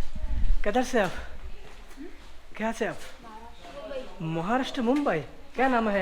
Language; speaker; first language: Hindi; non-native, learner; Bangla